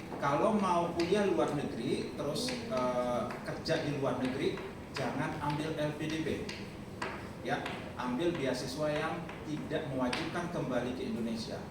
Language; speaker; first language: Indonesian; non-native, local second language; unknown